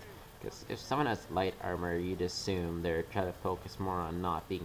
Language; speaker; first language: English; native; English